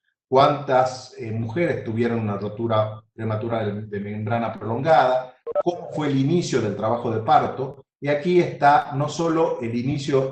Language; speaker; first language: Spanish; native; Spanish